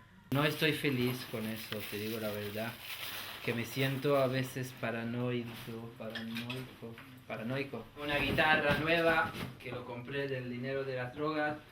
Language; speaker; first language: Spanish; non-native, fluent; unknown